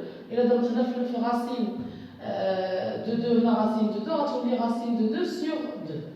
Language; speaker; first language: French; non-native, local second language; Arabic